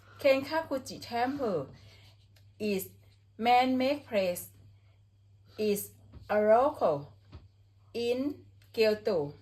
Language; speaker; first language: English; non-native, learner; Thai